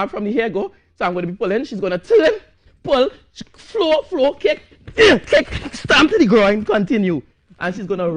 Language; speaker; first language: English; native; English